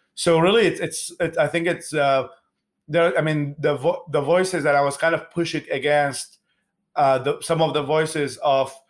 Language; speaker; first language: English; non-native, fluent; Arabic